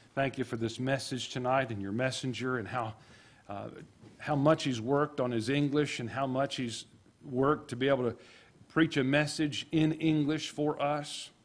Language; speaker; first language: English; native; English